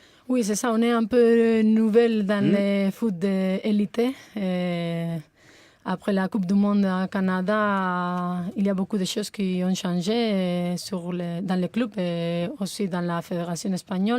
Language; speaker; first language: French; non-native, fluent; Spanish